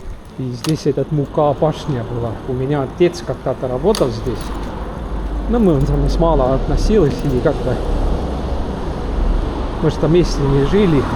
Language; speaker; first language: Russian; non-native, local second language; Estonian